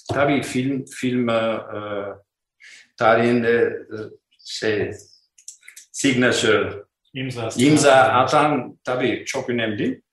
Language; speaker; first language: Turkish; non-native, learner; Albanian